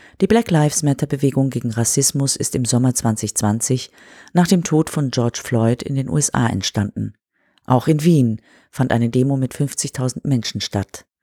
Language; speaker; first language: German; native; German